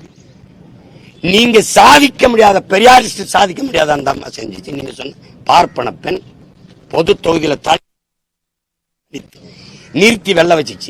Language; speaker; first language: Tamil; native; Tamil